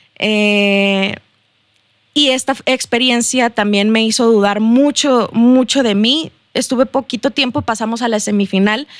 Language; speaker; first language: Spanish; native; Spanish